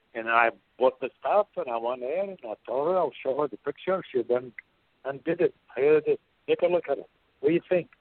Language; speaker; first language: English; non-native, fluent; Arabic